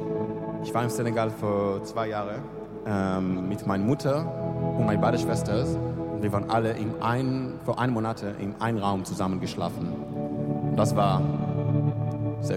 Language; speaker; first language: German; non-native, learner; English